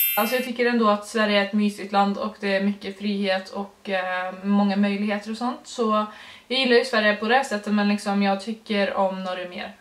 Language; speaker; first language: Swedish; early bilingual, other home language; Norwegian